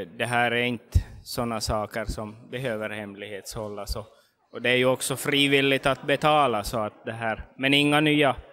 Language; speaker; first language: Swedish; native; Swedish